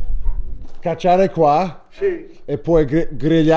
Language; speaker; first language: Italian; non-native, learner; English